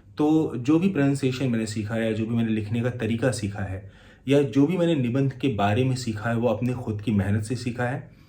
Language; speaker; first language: Hindi; native; Hindi